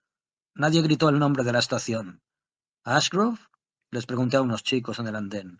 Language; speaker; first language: Spanish; native; Spanish